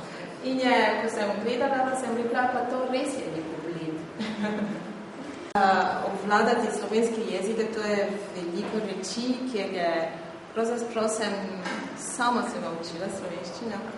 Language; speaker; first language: Slovenian; non-native, fluent; French